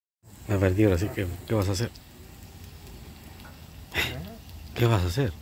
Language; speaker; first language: Spanish; native; Spanish